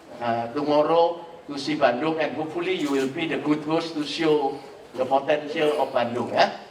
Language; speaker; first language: English; non-native, fluent; Indonesian